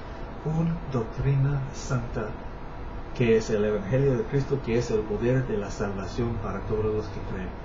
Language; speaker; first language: Spanish; non-native, learner; English